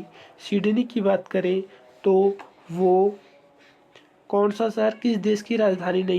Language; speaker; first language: Hindi; native; Hindi